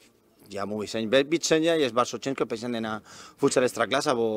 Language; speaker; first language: Polish; non-native, learner; Spanish